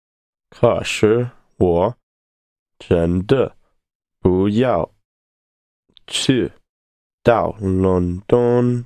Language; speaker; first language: Chinese; non-native, learner; English